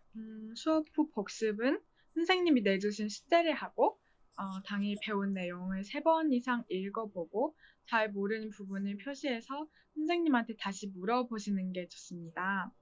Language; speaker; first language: Korean; non-native, fluent; Chinese